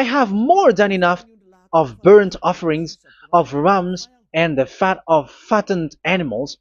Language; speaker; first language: English; non-native, fluent; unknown